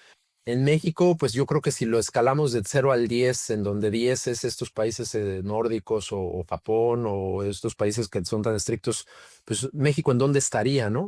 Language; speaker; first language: Spanish; native; Spanish